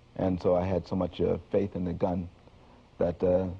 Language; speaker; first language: English; native; English